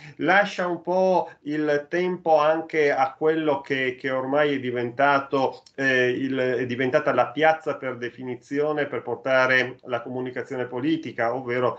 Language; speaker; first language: Italian; native; Italian